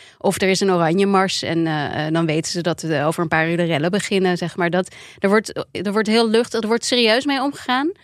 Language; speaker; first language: Dutch; native; Dutch